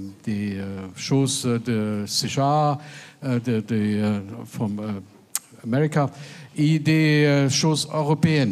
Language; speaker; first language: French; non-native, learner; German